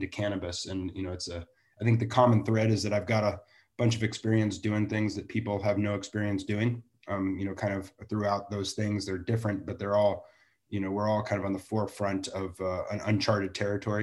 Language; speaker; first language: English; native; English